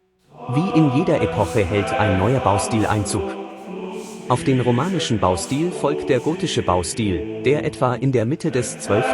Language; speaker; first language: German; native; German